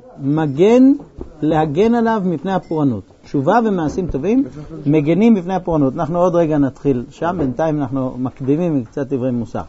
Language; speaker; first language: Hebrew; native; Hebrew